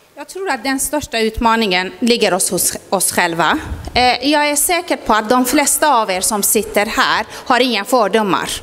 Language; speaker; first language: Swedish; non-native, fluent; Persian